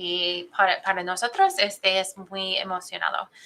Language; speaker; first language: Spanish; non-native, fluent; English